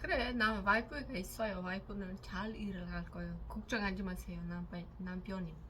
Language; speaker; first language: Korean; non-native, learner; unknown